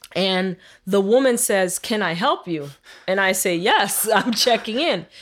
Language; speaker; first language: English; early bilingual, other home language; Haitian Creole